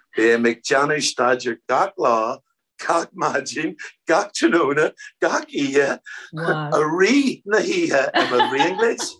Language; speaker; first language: Irish; non-native, local second language; English